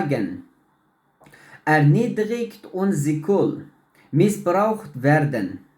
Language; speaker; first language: German; non-native, learner; Uyghur